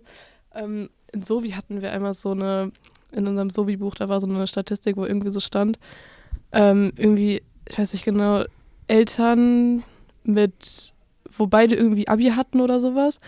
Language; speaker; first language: German; native; German